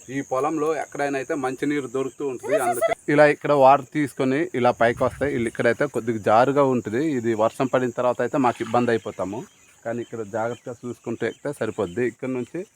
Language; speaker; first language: Telugu; native; Telugu